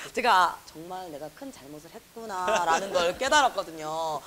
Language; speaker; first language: Korean; native; Korean